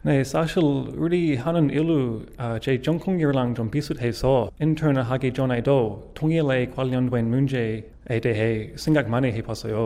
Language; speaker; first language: Korean; non-native, fluent; English